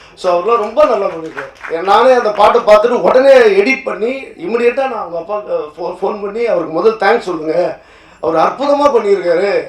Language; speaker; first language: Tamil; native; Tamil